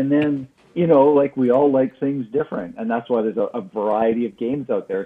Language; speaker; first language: English; native; English